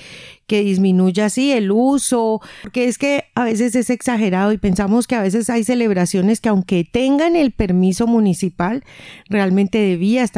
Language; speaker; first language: Spanish; native; Spanish